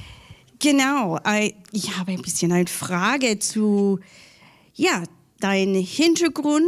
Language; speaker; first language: German; non-native, learner; English